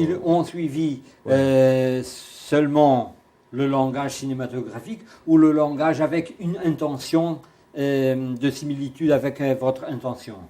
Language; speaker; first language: French; non-native, fluent; Portuguese